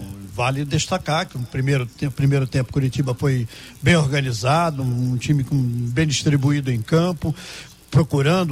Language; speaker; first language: Portuguese; native; Portuguese